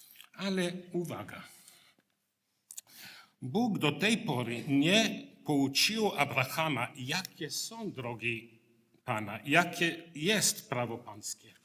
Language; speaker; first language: Polish; non-native, learner; English